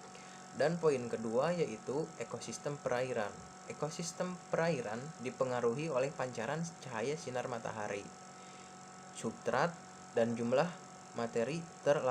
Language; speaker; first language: Indonesian; native; Indonesian